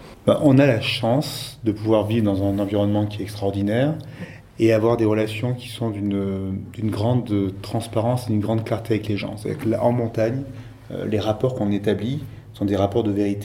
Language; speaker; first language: French; native; French